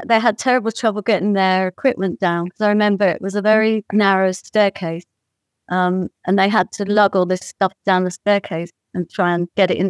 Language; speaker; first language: English; native; English